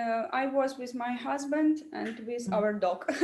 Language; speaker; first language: English; non-native, learner; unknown